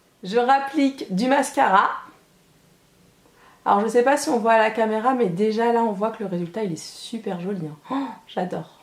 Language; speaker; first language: French; native; French